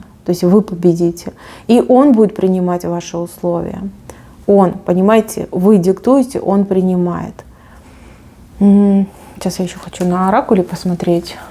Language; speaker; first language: Russian; native; Russian